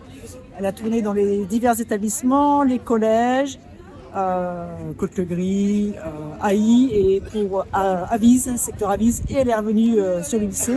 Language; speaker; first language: French; native; French